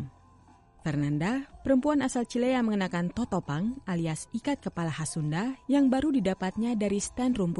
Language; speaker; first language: Indonesian; native; Indonesian